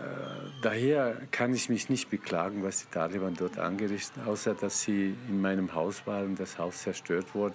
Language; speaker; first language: German; non-native, fluent; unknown